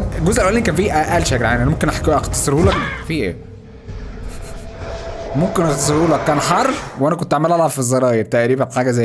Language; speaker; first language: Arabic; native; Arabic